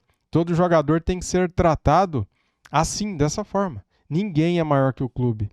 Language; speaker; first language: Portuguese; native; Portuguese